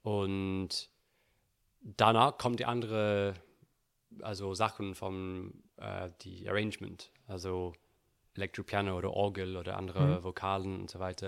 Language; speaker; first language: German; non-native, learner; English